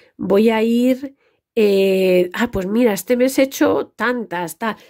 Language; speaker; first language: Spanish; native; Spanish